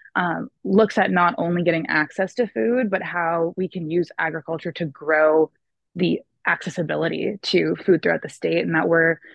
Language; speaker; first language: English; native; English